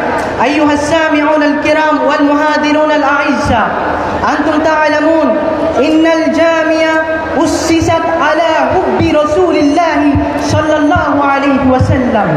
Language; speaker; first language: Arabic; non-native, learner; Bangla